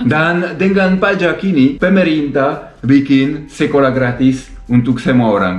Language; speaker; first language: Indonesian; non-native, learner; French